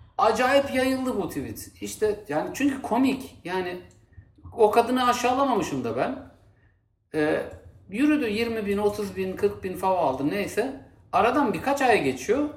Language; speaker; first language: Turkish; native; Turkish